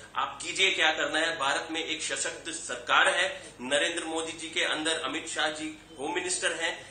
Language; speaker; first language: Hindi; native; Hindi